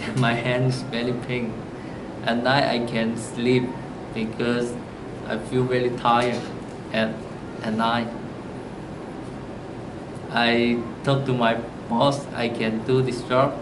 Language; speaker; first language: English; non-native, learner; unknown